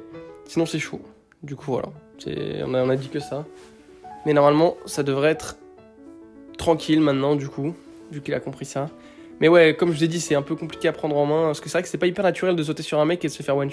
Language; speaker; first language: French; native; French